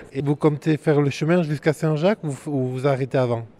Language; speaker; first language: French; native; French